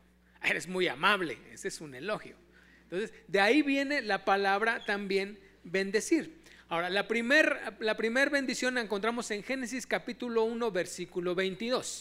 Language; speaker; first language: Spanish; native; Spanish